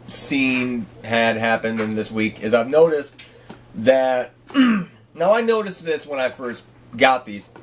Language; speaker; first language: English; native; English